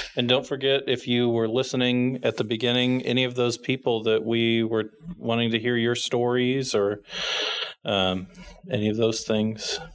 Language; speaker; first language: English; native; English